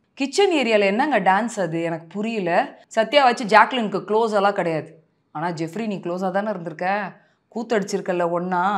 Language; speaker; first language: Tamil; native; Tamil